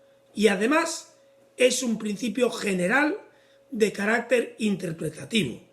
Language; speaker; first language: Spanish; native; Spanish